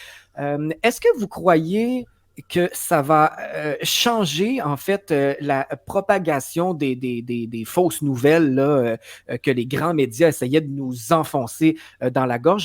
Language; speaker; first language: French; native; French